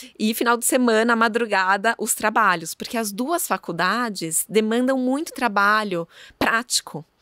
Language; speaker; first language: Portuguese; native; Portuguese